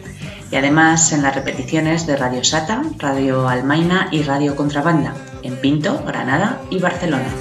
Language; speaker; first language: Spanish; native; Spanish